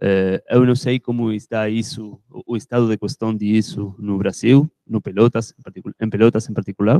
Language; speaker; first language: Portuguese; non-native, fluent; Spanish